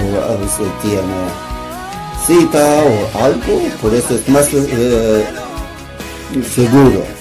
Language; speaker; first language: Spanish; non-native, learner; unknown